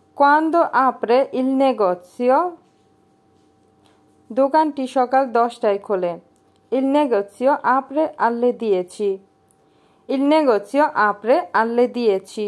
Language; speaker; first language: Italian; non-native, learner; Bangla